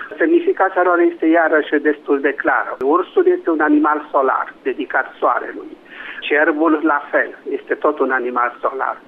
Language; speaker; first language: Romanian; native; Romanian